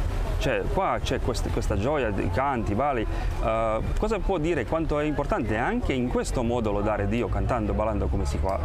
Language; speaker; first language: Italian; non-native, fluent; Croatian